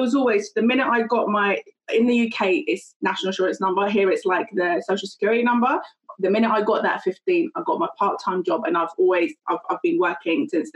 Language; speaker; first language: English; native; English